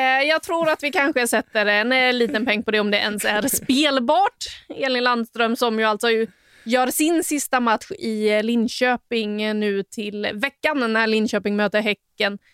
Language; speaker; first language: Swedish; native; Swedish